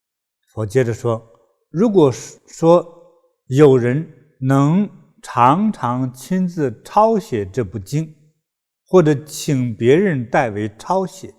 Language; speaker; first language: Chinese; native; Chinese